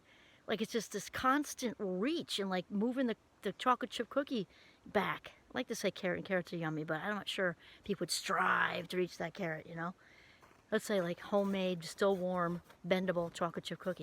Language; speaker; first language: English; native; English